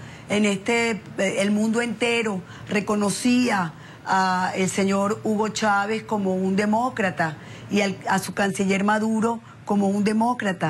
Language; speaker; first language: Spanish; native; Spanish